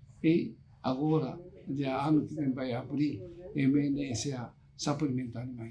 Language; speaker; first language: Portuguese; non-native, learner; Japanese